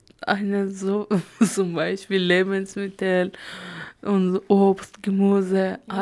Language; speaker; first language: German; non-native, learner; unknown